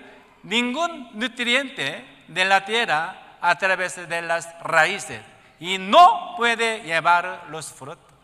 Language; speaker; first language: Spanish; non-native, learner; Korean